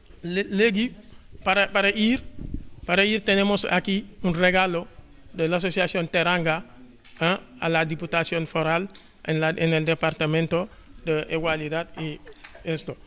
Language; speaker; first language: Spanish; non-native, fluent; Wolof